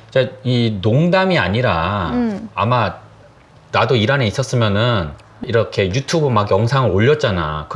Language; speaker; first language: Korean; native; Korean